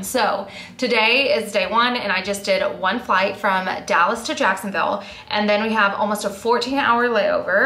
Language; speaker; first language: English; native; English